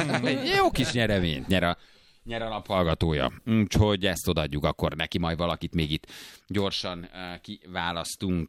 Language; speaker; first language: Hungarian; native; Hungarian